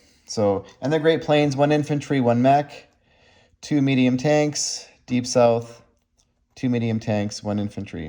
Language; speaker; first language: English; native; English